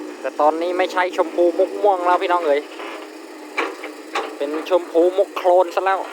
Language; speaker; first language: Thai; native; Thai